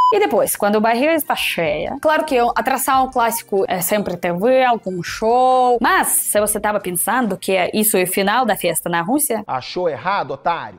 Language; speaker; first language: Portuguese; non-native, fluent; Russian